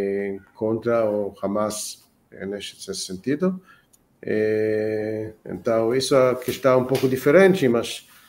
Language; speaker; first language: Portuguese; non-native, fluent; Hebrew